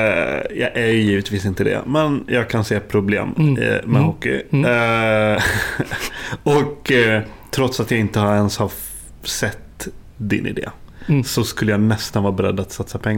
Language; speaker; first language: Swedish; native; Swedish